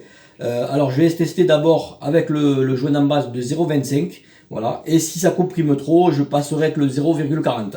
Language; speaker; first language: French; native; French